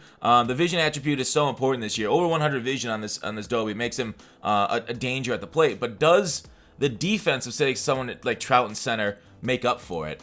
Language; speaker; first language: English; native; English